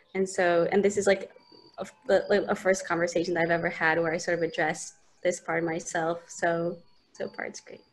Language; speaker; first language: English; native; English